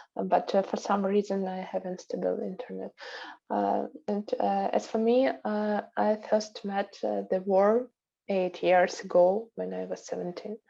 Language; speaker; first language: English; non-native, fluent; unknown